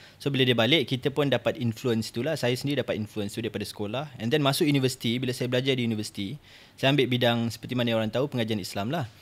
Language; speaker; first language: Malay; native; Malay